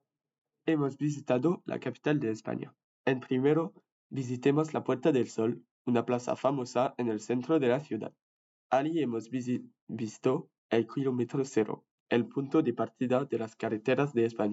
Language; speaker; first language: Spanish; non-native, learner; French